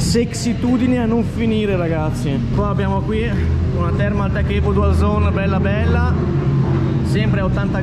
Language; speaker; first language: Italian; native; Italian